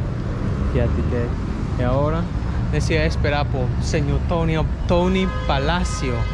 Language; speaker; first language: Spanish; non-native, learner; English